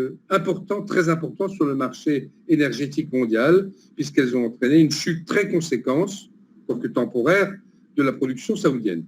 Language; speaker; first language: French; native; French